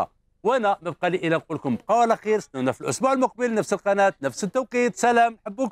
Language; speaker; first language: Arabic; native; Arabic